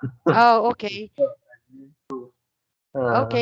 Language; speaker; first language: English; non-native, fluent; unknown